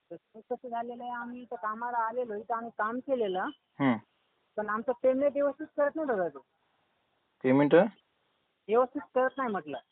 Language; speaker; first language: Marathi; native; Marathi